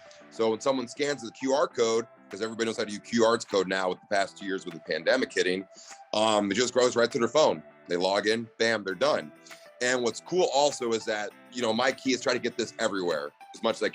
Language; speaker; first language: English; native; English